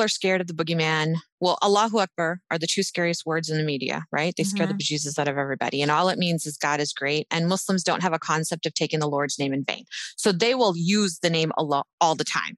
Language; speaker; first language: English; native; English